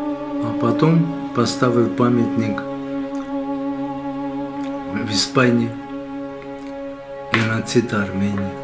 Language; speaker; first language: Russian; non-native, local second language; Armenian